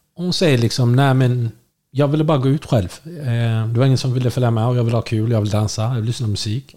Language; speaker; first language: Swedish; early bilingual, other home language; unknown